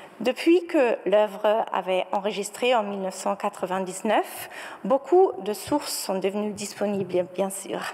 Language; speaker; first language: French; non-native, fluent; German